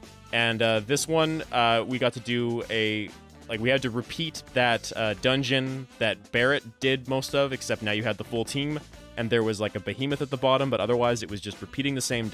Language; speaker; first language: English; native; English